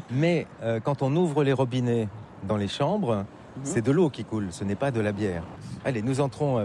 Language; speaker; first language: French; native; French